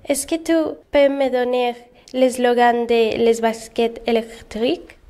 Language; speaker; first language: French; non-native, learner; Spanish